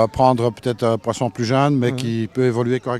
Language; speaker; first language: French; native; French